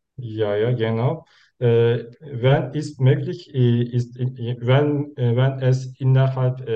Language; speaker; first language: German; non-native, learner; Turkish